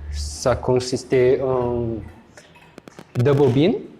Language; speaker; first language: French; non-native, learner; Portuguese